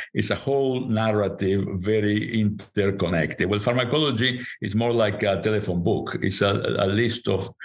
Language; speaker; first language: English; non-native, fluent; Spanish